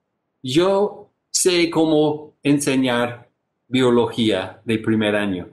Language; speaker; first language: Spanish; non-native, fluent; English